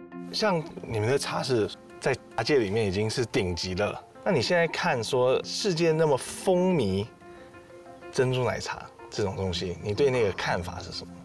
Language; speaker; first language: Chinese; native; Chinese